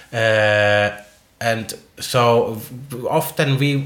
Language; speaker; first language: English; non-native, fluent; Icelandic